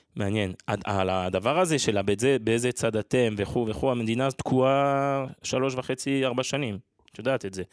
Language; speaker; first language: Hebrew; non-native, fluent; French